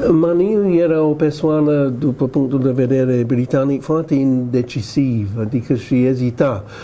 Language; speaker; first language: Romanian; non-native, fluent; English